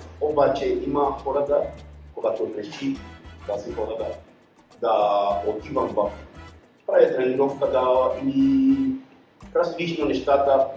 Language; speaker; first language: Bulgarian; non-native, learner; Spanish